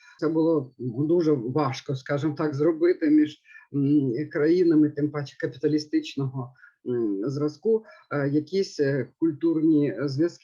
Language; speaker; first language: Ukrainian; native; Ukrainian